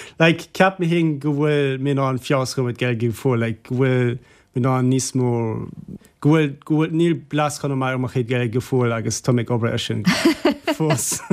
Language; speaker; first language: Irish; non-native, fluent; German